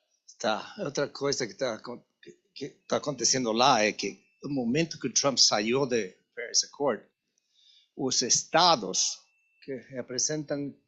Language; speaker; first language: Portuguese; non-native, learner; Spanish